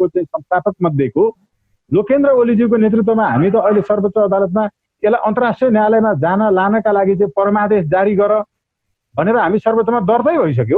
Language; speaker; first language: Nepali; native; Nepali